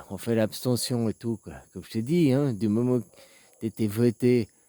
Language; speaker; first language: French; native; French